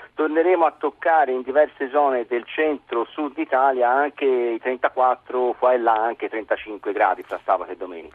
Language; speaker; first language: Italian; native; Italian